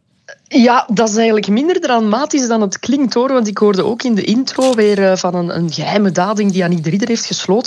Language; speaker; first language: Dutch; native; Dutch